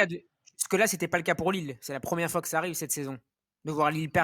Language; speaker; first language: French; native; French